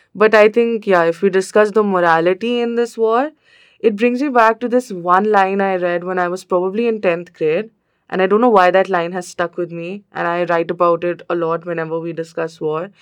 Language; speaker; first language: English; non-native, local second language; Hindi